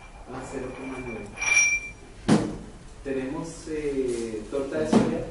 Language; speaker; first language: Spanish; native; Spanish